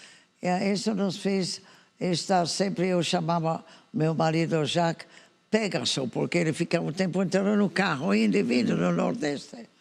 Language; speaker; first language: Portuguese; non-native, fluent; English